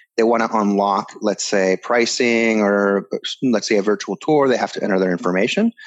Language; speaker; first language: English; early bilingual, other home language; Spanish